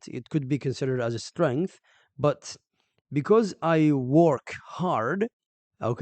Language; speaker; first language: English; non-native, fluent; Arabic